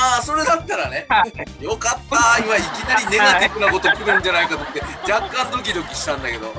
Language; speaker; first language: Japanese; native; Japanese